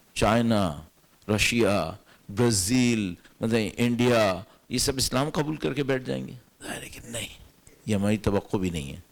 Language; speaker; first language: Urdu; native; Urdu